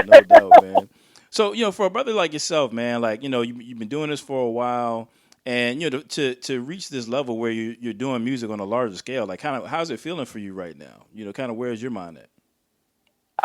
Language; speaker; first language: English; native; English